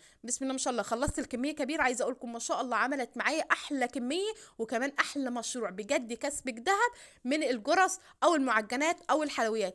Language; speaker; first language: Arabic; native; Arabic